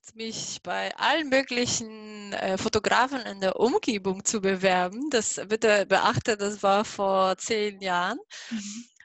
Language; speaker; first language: German; non-native, fluent; Polish